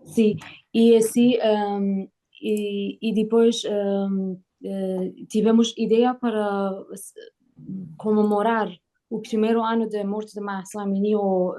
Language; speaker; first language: Portuguese; non-native, learner; Persian